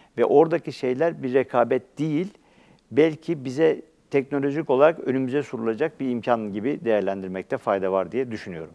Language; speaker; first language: Turkish; native; Turkish